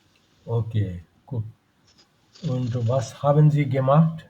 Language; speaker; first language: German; non-native, fluent; Bangla